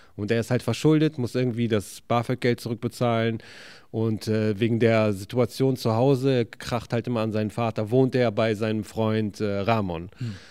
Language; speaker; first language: German; early bilingual, other home language; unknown